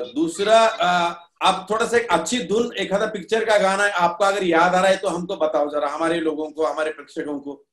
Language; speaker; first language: Hindi; non-native, local second language; Marathi